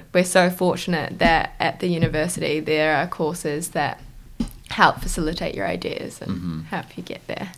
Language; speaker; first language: English; native; English